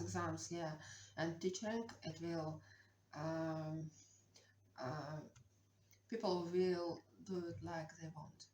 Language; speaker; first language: English; non-native, learner; Russian